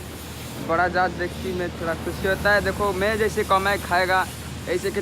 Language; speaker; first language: Hindi; non-native, local second language; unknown